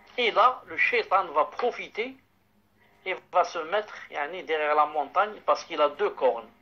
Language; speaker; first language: French; non-native, local second language; Arabic